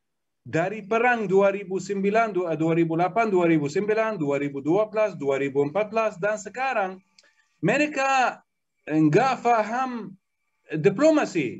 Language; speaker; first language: Indonesian; non-native, learner; Arabic